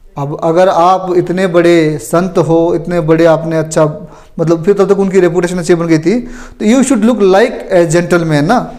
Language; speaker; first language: Hindi; native; Hindi